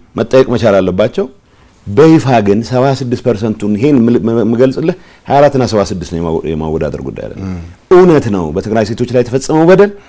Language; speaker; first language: Amharic; non-native, local second language; Tigrinya